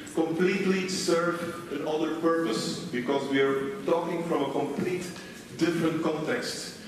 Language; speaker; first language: English; non-native, fluent; Dutch